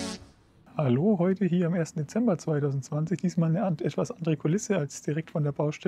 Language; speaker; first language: German; native; German